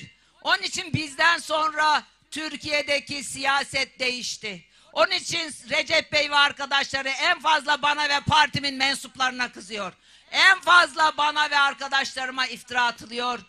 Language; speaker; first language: Turkish; native; Turkish